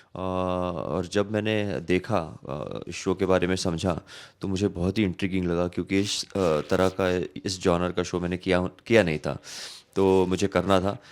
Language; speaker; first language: Hindi; non-native, local second language; Marathi